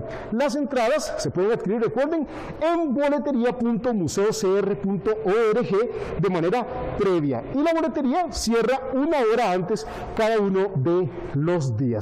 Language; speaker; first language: Spanish; native; Spanish